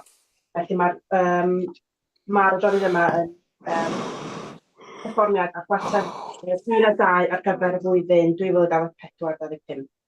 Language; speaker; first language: Welsh; native; Welsh